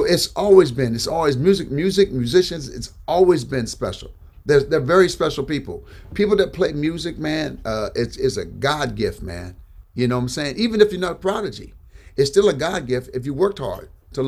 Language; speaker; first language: English; native; English